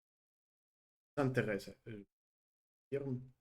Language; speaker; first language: French; non-native, learner; Russian